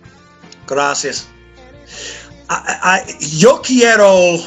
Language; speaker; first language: Spanish; non-native, learner; English